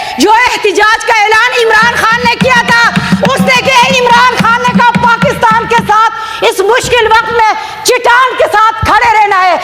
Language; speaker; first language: Urdu; non-native, local second language; Khowar